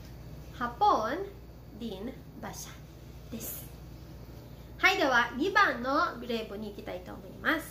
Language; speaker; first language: Japanese; non-native, fluent; Filipino